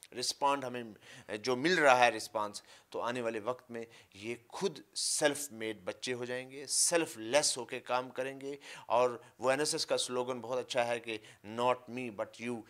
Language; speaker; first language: Urdu; non-native, local second language; Punjabi